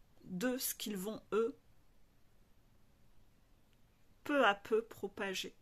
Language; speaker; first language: French; native; French